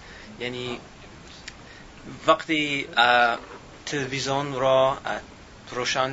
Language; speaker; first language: Persian; non-native, learner; English